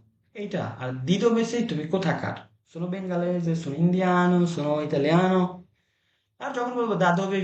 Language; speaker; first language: Italian; non-native, fluent; Bangla